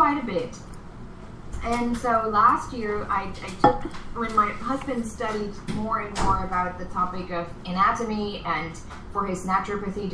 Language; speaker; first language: English; non-native, fluent; German